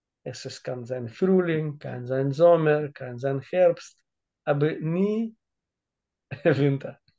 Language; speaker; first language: German; non-native, learner; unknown